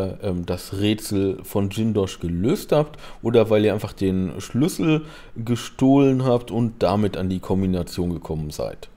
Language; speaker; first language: German; native; German